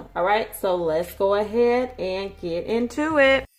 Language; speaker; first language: English; native; English